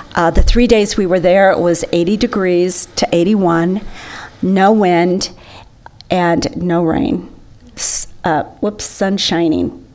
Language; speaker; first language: English; native; English